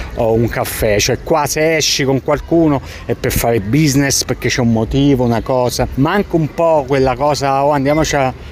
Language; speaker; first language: Italian; native; Italian